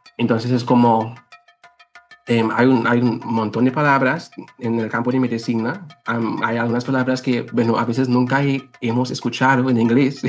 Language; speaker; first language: Spanish; non-native, fluent; English